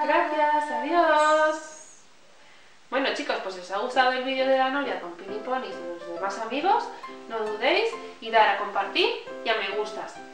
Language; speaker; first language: Spanish; native; Spanish